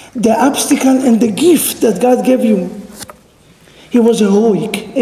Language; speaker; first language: English; non-native, fluent; Hebrew